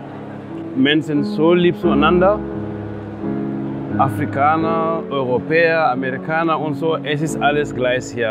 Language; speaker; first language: German; non-native, learner; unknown